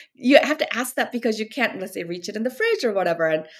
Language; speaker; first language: English; early bilingual, other home language; Korean